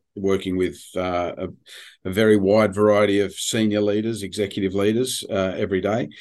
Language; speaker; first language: English; native; English